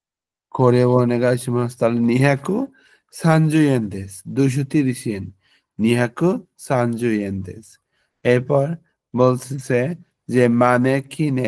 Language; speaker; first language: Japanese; non-native, fluent; Bangla